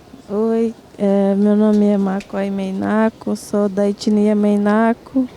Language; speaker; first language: Portuguese; non-native, local second language; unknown